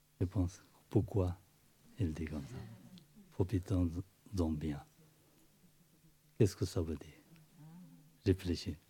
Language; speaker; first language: French; non-native, learner; Tibetan